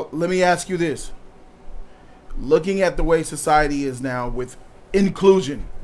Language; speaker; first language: English; native; English